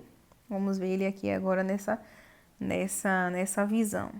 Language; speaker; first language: Portuguese; native; Portuguese